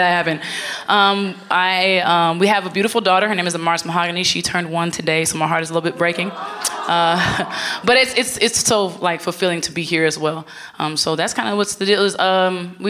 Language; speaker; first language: English; native; English